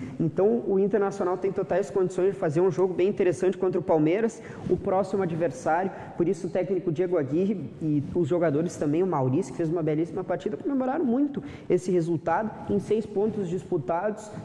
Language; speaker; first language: Portuguese; native; Portuguese